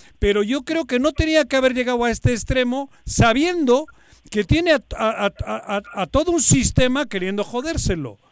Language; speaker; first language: Spanish; native; Spanish